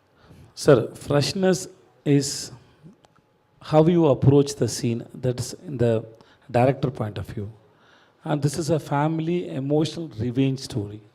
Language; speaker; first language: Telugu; non-native, learner; Tamil